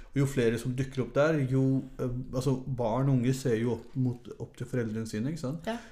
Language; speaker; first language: Norwegian; early bilingual, other home language; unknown